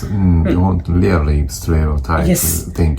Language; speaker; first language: English; non-native, learner; Japanese